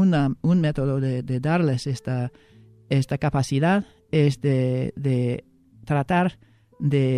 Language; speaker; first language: Spanish; non-native, fluent; English